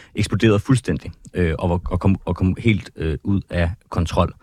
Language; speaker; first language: Danish; native; Danish